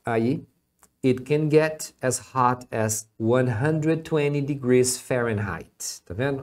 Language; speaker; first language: English; non-native, fluent; Portuguese